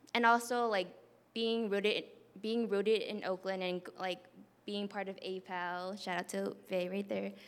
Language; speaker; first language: English; native; English